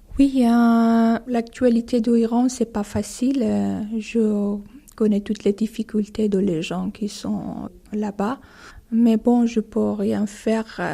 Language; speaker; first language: French; non-native, learner; Persian